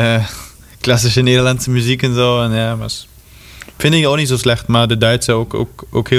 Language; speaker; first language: Dutch; non-native, fluent; German